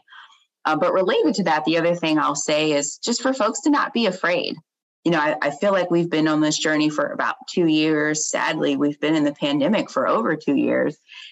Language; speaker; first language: English; native; English